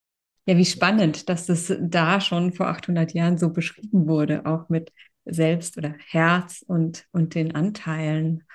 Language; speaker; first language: German; native; German